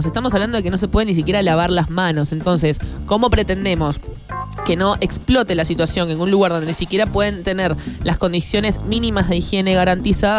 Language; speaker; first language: Spanish; native; Spanish